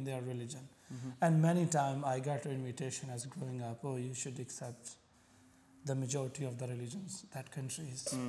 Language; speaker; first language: English; non-native, local second language; Punjabi